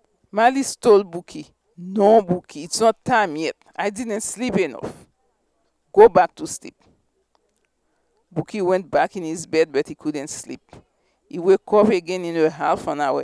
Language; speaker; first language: English; non-native, fluent; Haitian Creole